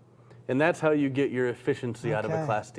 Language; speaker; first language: English; native; English